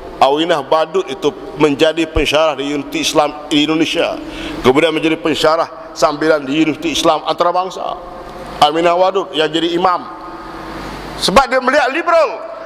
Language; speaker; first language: Malay; native; Malay